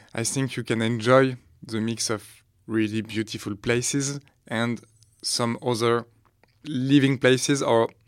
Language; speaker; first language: English; non-native, fluent; French